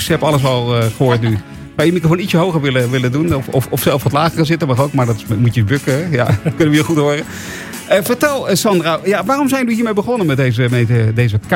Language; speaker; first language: Dutch; native; Dutch